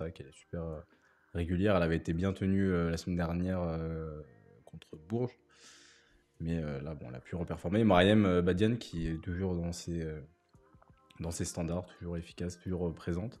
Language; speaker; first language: French; native; French